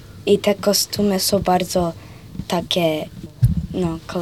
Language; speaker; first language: Polish; early bilingual, heritage; Polish